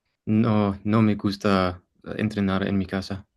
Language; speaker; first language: Spanish; non-native, learner; English